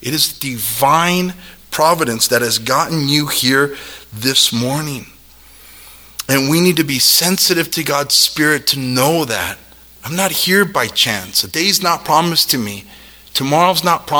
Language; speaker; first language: English; native; English